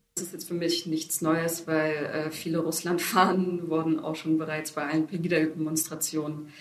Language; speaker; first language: German; native; German